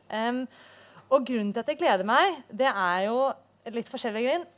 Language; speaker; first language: Norwegian; native; Norwegian